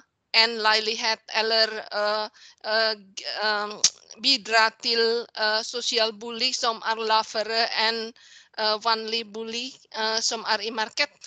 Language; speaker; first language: Norwegian; non-native, learner; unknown